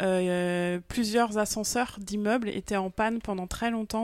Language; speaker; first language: French; native; French